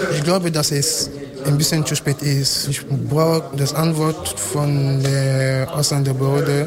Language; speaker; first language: German; non-native, learner; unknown